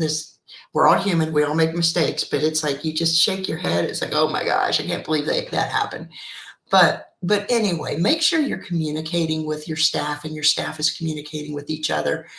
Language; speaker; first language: English; native; English